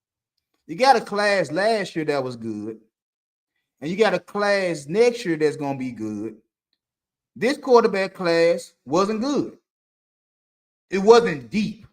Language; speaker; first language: English; native; English